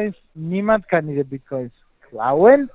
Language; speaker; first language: German; non-native, fluent; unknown